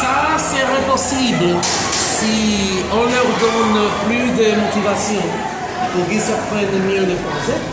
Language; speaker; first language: French; non-native, fluent; Spanish